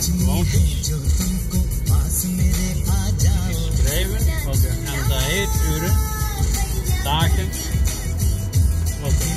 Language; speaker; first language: Dutch; non-native, learner; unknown